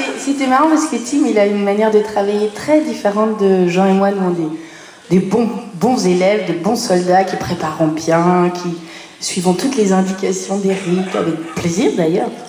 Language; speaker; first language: French; native; French